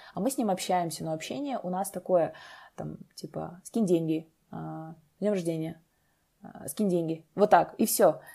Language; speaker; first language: Russian; native; Russian